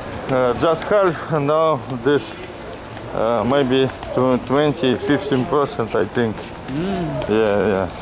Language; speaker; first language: English; non-native, learner; Russian